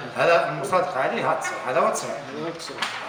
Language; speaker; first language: Arabic; native; Arabic